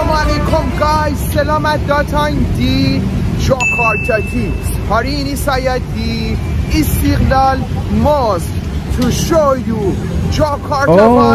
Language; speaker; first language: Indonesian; non-native, learner; Persian